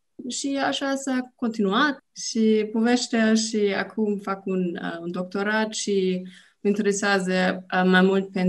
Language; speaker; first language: Romanian; non-native, learner; German